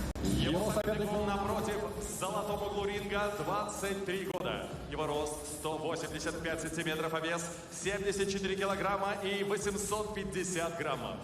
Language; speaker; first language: Russian; native; Russian